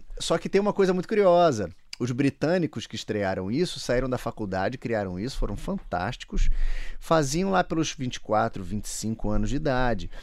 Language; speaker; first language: Portuguese; native; Portuguese